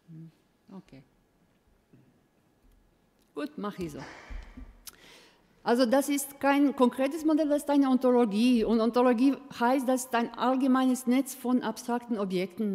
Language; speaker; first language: German; non-native, fluent; Croatian